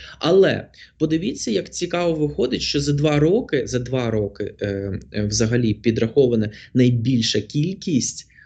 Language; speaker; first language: Ukrainian; non-native, local second language; Russian